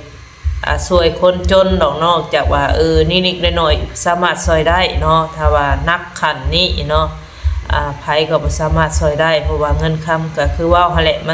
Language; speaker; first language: Thai; non-native, local second language; Lao